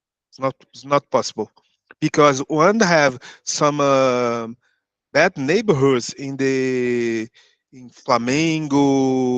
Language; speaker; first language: English; non-native, learner; Portuguese